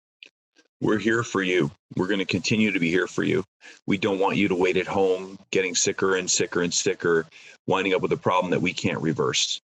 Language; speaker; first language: English; native; English